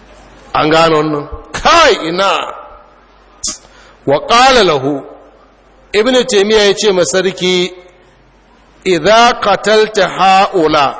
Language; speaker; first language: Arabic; non-native, fluent; Hausa